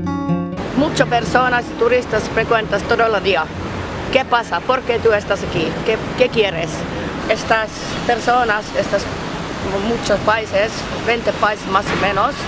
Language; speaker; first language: Spanish; non-native, learner; Finnish